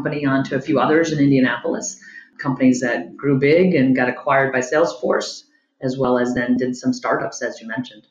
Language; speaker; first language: English; native; English